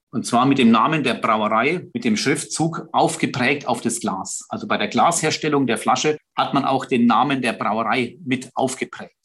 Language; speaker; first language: German; native; German